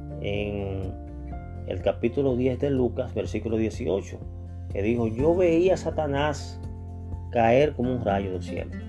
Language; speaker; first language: Spanish; native; Spanish